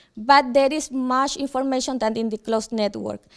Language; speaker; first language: English; non-native, fluent; Ukrainian